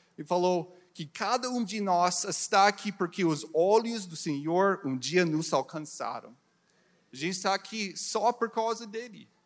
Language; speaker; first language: Portuguese; non-native, learner; English